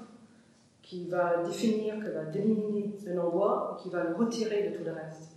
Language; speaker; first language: French; non-native, fluent; English